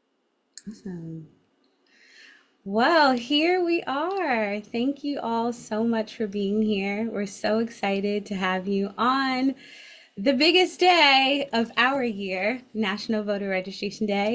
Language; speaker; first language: English; native; English